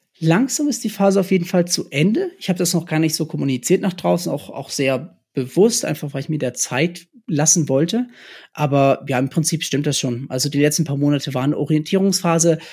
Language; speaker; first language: German; early bilingual, other home language; English